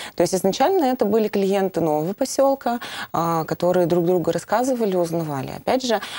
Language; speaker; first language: Russian; native; Russian